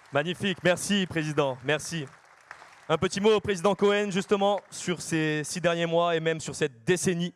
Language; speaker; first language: French; native; French